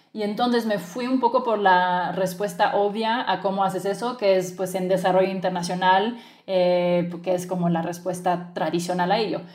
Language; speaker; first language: Spanish; early bilingual, other home language; French